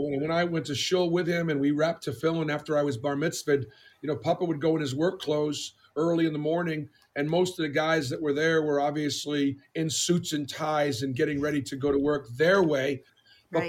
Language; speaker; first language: English; native; English